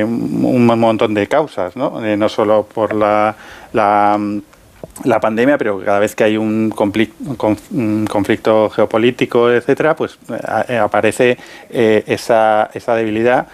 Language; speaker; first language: Spanish; native; Spanish